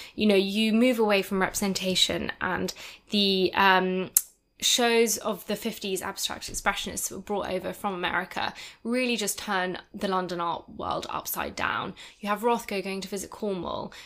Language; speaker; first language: English; native; English